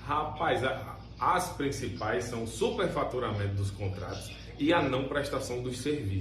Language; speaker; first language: Portuguese; native; Portuguese